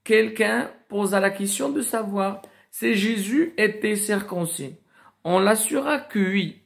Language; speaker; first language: French; non-native, local second language; Arabic